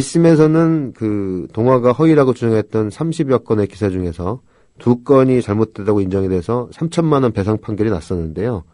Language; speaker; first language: Korean; native; Korean